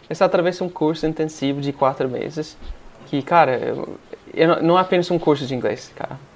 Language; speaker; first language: Portuguese; non-native, fluent; English